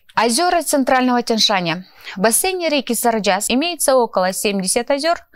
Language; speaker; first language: Russian; non-native, local second language; Kyrgyz